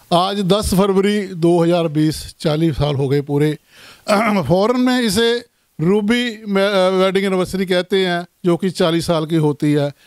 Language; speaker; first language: Hindi; non-native, local second language; Punjabi